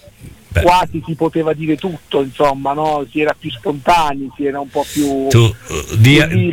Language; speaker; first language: Italian; native; Italian